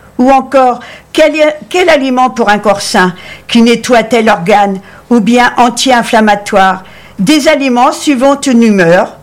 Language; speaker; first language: French; native; French